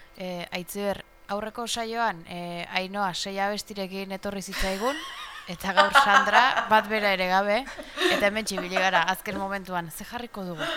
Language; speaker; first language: Basque; native; Basque